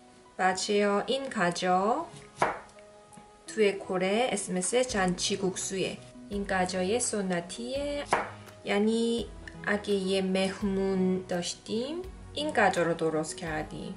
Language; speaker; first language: Persian; non-native, learner; Korean